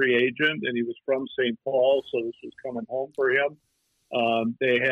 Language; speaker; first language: English; native; English